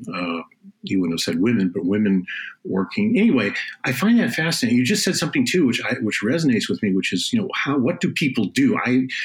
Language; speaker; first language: English; native; English